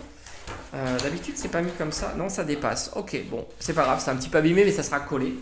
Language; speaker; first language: French; native; French